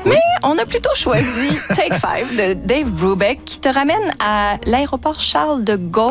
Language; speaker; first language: French; native; French